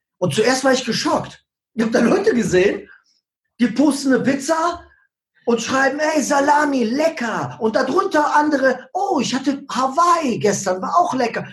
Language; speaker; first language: German; early bilingual, other home language; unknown